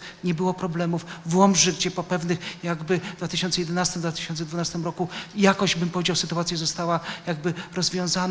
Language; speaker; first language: Polish; native; Polish